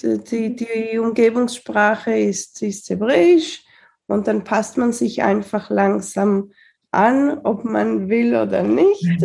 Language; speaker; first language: German; early bilingual, heritage; Spanish